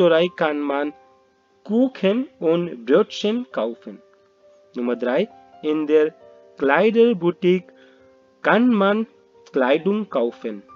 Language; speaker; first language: German; non-native, fluent; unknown